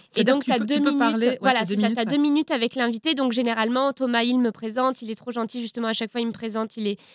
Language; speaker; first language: French; native; French